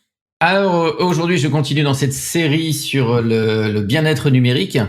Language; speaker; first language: French; native; French